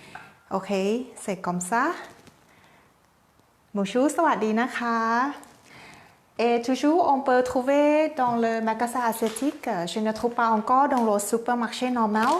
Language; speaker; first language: French; non-native, learner; Thai